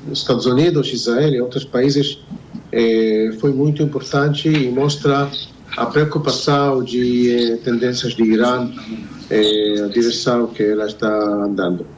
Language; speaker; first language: Portuguese; non-native, fluent; Hebrew